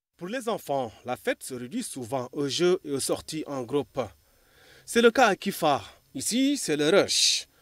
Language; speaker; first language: French; non-native, local second language; Fula